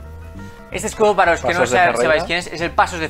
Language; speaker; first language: Spanish; native; Spanish